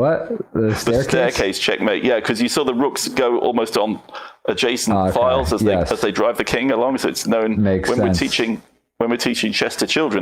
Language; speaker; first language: English; native; English